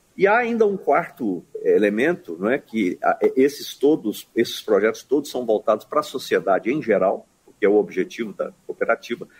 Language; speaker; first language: Portuguese; native; Portuguese